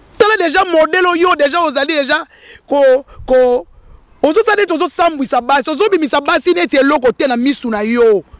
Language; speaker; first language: Lingala; non-native, local second language; Luba-Lulua